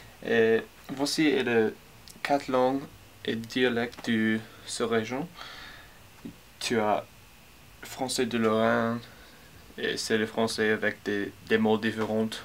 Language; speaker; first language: French; non-native, learner; English